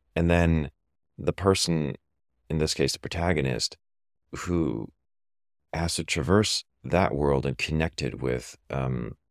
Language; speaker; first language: English; non-native, fluent; German